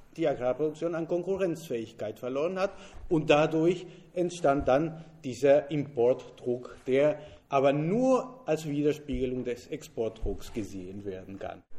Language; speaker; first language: German; non-native, fluent; Spanish